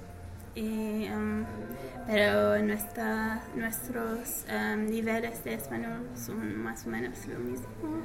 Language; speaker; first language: Spanish; non-native, learner; English